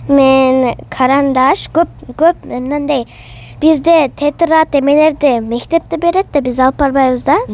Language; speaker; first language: Kyrgyz; early bilingual, heritage; Kyrgyz